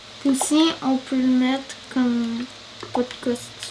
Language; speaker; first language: French; native; French